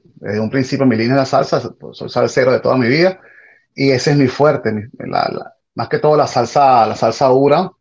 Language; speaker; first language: Spanish; native; Spanish